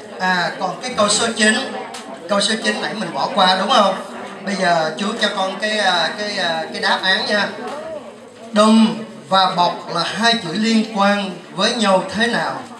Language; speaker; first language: Vietnamese; native; Vietnamese